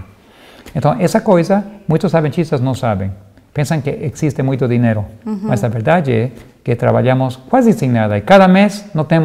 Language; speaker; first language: Portuguese; non-native, fluent; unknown